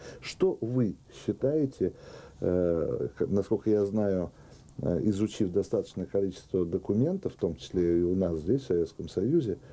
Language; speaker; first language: Russian; native; Russian